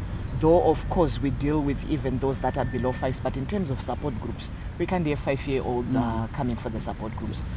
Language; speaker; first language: English; non-native, local second language; Shona